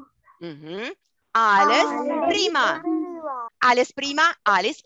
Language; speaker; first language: German; non-native, fluent; Russian